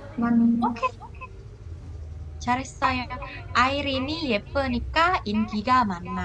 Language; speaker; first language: Korean; non-native, fluent; Indonesian